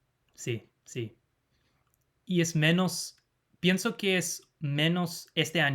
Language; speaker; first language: Spanish; non-native, fluent; English